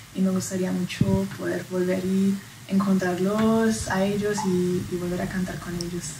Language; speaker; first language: Spanish; non-native, fluent; German